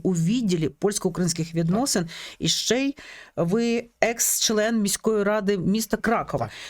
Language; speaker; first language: Ukrainian; native; Ukrainian